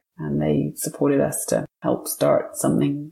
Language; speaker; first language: English; native; English